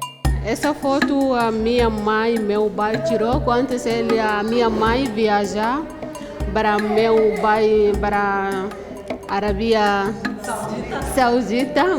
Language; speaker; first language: Portuguese; non-native, learner; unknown